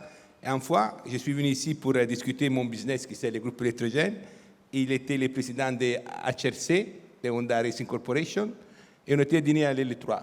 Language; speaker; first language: French; non-native, fluent; Italian